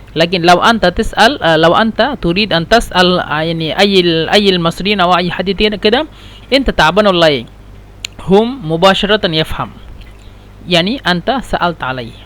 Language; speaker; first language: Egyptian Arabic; non-native, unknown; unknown